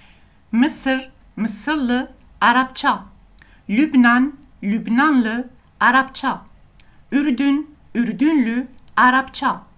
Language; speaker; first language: Turkish; non-native, learner; French